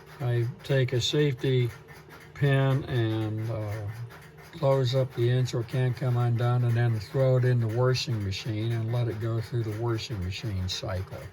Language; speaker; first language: English; native; English